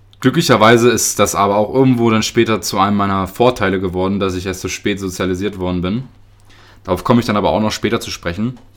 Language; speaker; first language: German; early bilingual, other home language; Russian